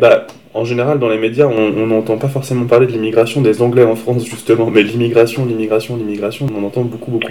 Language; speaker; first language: French; native; French